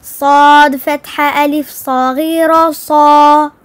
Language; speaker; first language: Arabic; non-native, learner; French